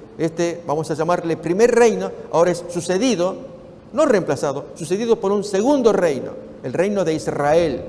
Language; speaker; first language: Spanish; native; Spanish